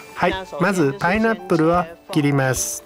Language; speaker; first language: Japanese; non-native, fluent; Chinese